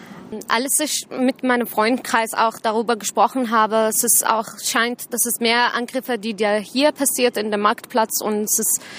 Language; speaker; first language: German; non-native, learner; Arabic